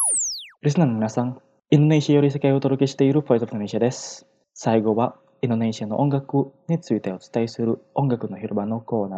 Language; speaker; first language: Japanese; non-native, fluent; Indonesian